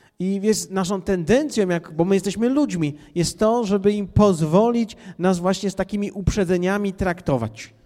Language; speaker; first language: Polish; native; Polish